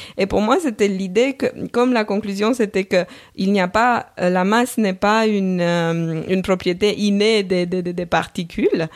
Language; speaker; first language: French; non-native, fluent; Romanian